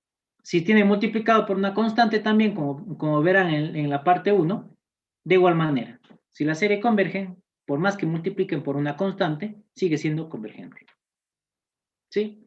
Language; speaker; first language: Spanish; native; Spanish